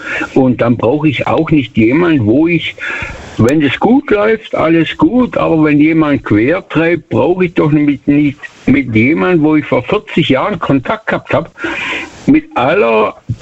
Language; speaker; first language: German; native; German